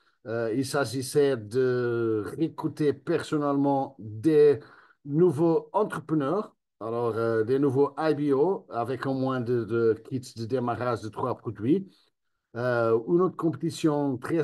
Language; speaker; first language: French; non-native, fluent; Spanish